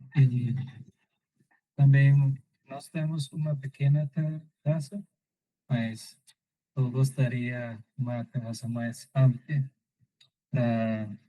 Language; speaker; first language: Portuguese; non-native, learner; Spanish